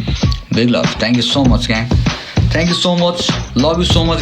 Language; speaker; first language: English; non-native, learner; Nepali